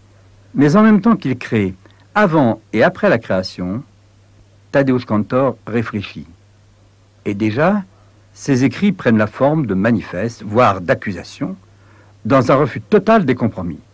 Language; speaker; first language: French; native; French